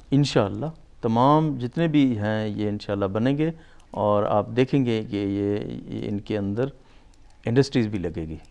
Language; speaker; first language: Urdu; non-native, local second language; Baluchi